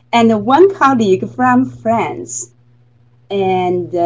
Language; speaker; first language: English; non-native, fluent; Chinese